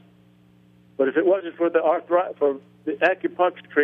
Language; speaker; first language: English; native; English